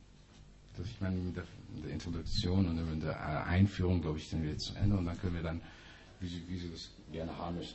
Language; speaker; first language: German; non-native, fluent; Persian